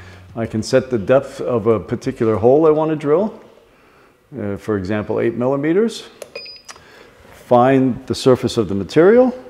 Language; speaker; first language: English; native; English